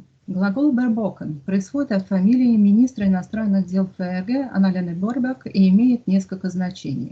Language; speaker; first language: Russian; native; Russian